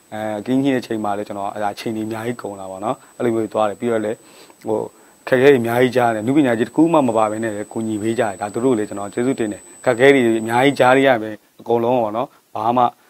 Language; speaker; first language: Burmese; non-native, local second language; Mon